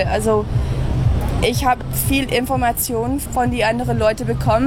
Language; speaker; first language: German; early bilingual, heritage; English